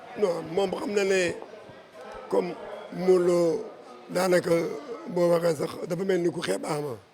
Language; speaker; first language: Wolof; native; Wolof